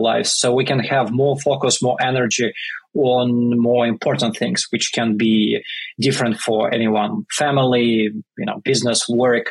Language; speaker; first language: English; non-native, fluent; Russian